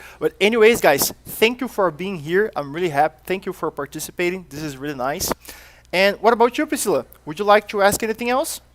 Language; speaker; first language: English; non-native, fluent; Portuguese